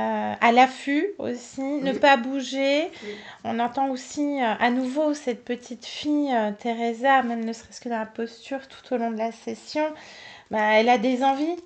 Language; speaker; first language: French; native; French